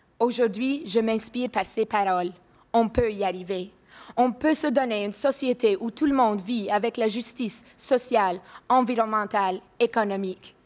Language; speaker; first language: French; non-native, local second language; English